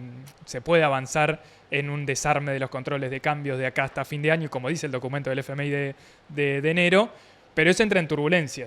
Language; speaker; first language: Spanish; native; Spanish